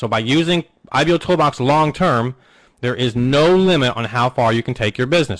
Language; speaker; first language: English; native; English